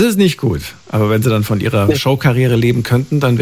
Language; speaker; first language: German; native; German